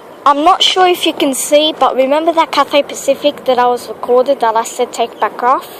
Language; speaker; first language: English; native; English